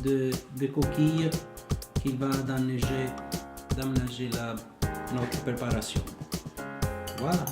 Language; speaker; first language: French; non-native, fluent; Italian